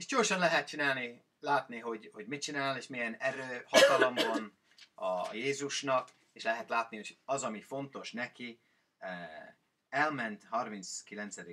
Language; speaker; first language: Hungarian; non-native, learner; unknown